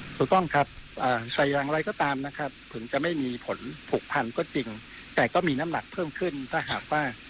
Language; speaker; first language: Thai; native; Thai